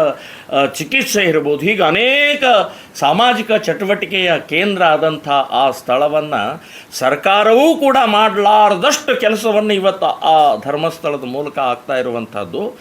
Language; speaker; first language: Kannada; native; Kannada